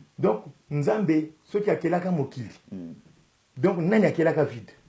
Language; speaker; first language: Lingala; native; Lingala